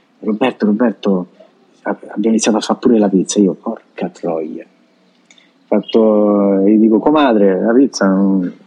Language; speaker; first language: Italian; native; Italian